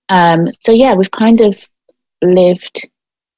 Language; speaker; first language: English; native; English